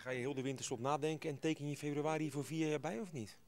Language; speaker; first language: Dutch; native; Dutch